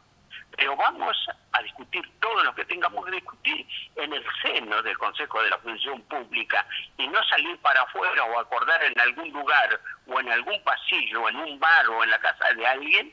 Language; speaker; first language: Spanish; native; Spanish